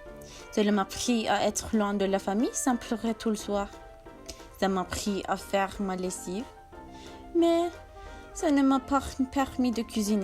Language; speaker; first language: French; non-native, learner; Turkish